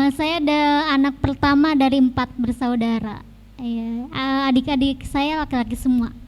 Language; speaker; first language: Indonesian; non-native, local second language; Sundanese